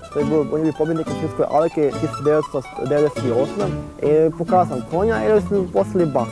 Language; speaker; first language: Bosnian; early bilingual, heritage; Bosnian